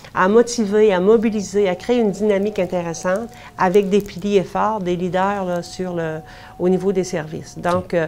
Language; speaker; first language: French; native; French